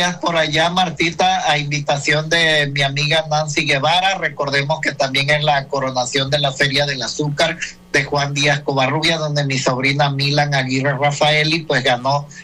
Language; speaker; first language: Spanish; native; Spanish